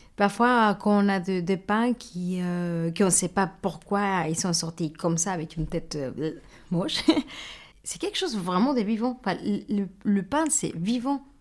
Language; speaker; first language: French; non-native, fluent; Spanish